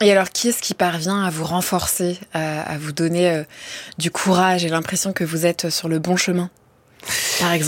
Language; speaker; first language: French; native; French